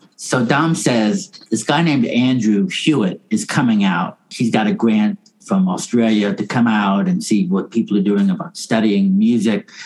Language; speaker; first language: English; native; English